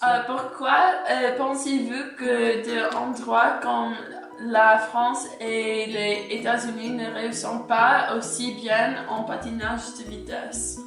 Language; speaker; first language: French; non-native, learner; English